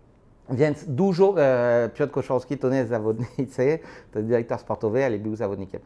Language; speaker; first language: Polish; non-native, learner; French